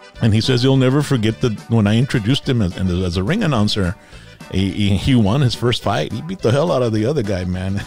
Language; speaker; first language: English; early bilingual, other home language; Spanish